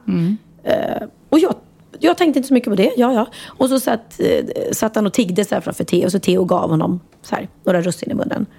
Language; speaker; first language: Swedish; native; Swedish